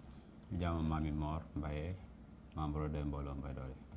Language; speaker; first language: Spanish; non-native, learner; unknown